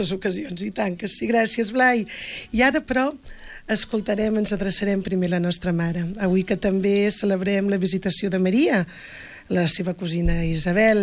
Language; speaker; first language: Catalan; native; Catalan